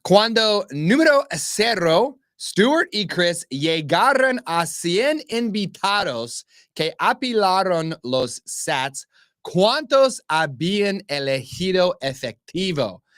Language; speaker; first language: Spanish; non-native, learner; English